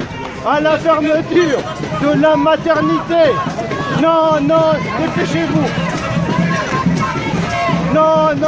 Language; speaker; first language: French; native; French